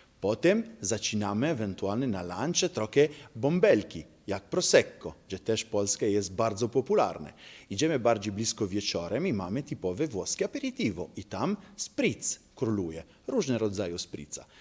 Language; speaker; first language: Polish; non-native, learner; Italian